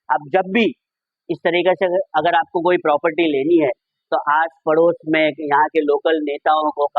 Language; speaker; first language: Hindi; non-native, local second language; Gujarati